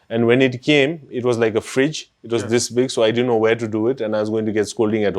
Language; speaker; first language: English; non-native, local second language; Nepali